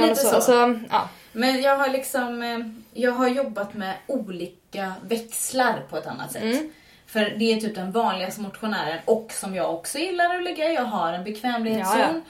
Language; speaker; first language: Swedish; native; Swedish